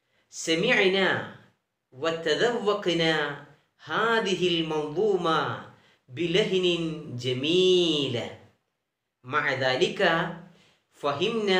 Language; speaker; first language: Arabic; non-native, fluent; Malayalam